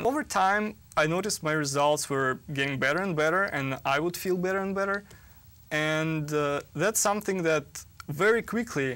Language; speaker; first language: English; non-native, fluent; Russian